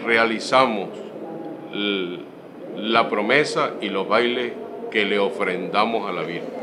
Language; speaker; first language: Spanish; native; Spanish